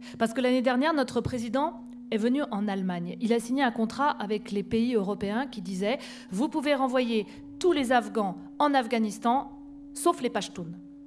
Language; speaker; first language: French; native; French